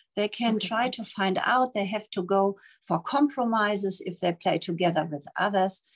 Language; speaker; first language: English; non-native, fluent; German